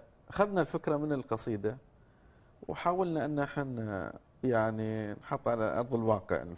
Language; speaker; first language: Arabic; native; Arabic